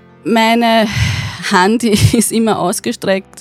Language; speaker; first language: German; native; German